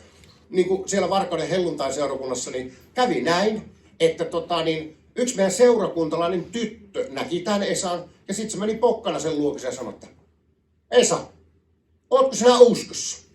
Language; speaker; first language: Finnish; native; Finnish